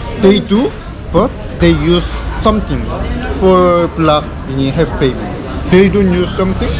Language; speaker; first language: English; non-native, learner; Korean